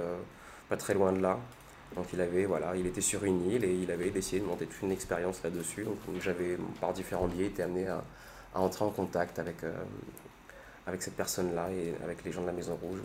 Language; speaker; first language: French; native; French